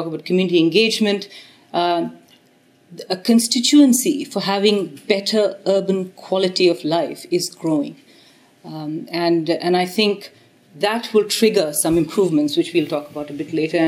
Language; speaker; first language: English; non-native, local second language; Tamil